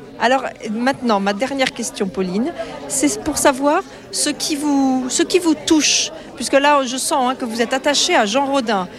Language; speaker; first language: French; native; French